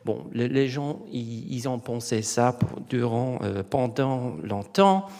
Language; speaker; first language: French; non-native, learner; English